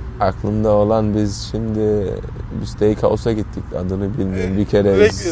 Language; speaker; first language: Turkish; early bilingual, heritage; Turkish